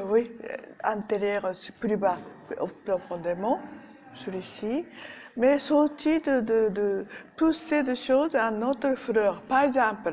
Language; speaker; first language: French; non-native, learner; Japanese